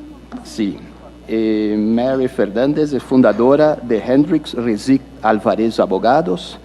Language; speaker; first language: Spanish; non-native, learner; Portuguese